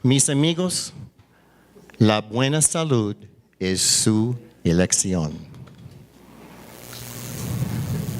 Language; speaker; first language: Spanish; non-native, learner; English